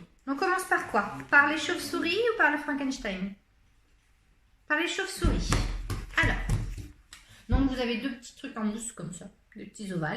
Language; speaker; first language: French; native; French